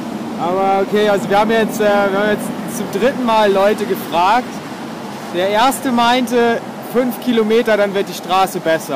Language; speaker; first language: German; native; German